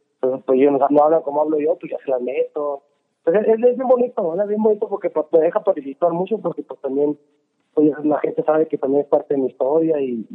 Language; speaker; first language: Spanish; native; Spanish